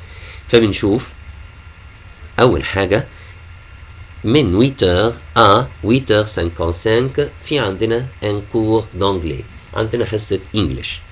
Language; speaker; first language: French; non-native, fluent; Arabic